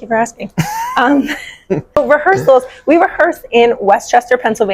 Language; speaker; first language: English; native; English